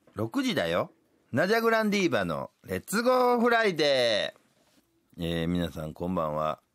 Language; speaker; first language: Japanese; native; Japanese